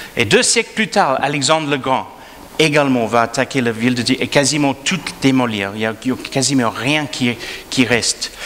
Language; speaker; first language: French; non-native, fluent; English